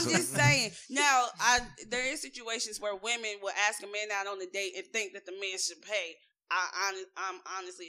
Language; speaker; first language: English; native; English